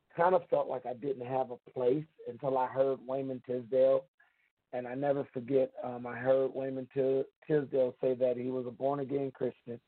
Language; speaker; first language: English; native; English